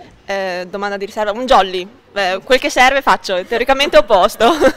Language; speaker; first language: Italian; native; Italian